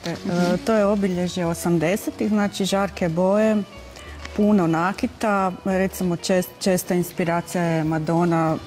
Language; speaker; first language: Croatian; native; Croatian